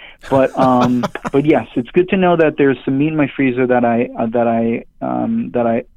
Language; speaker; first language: English; non-native, fluent; Hebrew